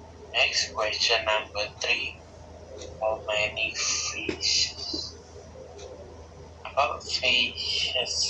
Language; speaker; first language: English; non-native, learner; Indonesian